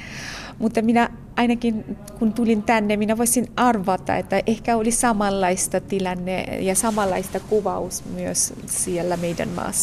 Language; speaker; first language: Finnish; non-native, fluent; Bangla